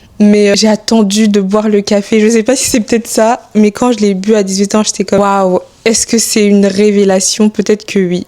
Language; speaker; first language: French; early bilingual, other home language; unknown